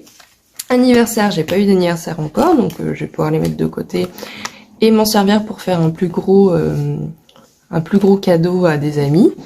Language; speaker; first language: French; native; French